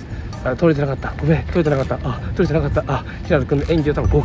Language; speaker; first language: Japanese; native; Japanese